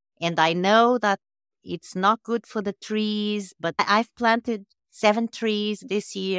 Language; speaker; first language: English; non-native, fluent; Portuguese